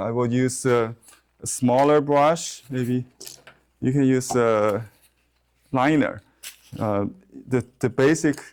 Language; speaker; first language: English; non-native, fluent; Chinese